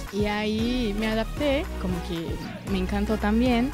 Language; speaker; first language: Spanish; non-native, fluent; Portuguese